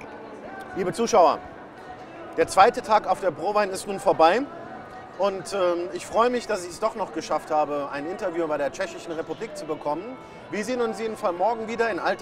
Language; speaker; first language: German; native; German